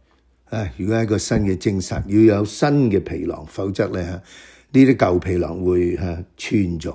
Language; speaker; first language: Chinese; non-native, local second language; Cantonese